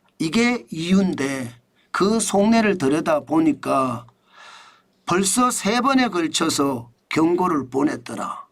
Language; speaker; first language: Korean; native; Korean